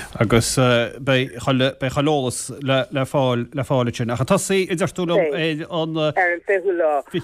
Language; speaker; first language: Irish; native; Irish